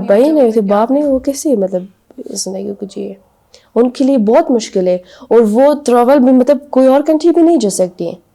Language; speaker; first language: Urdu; non-native, learner; Persian